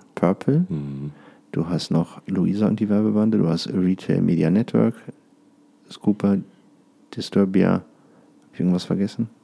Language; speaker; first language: German; native; German